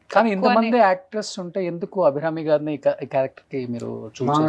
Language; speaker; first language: Telugu; native; Telugu